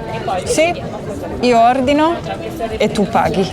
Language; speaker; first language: Italian; non-native, fluent; English